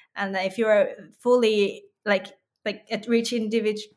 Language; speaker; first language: English; non-native, fluent; Chinese